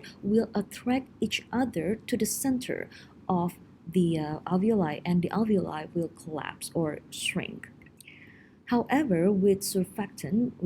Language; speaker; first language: English; non-native, fluent; Indonesian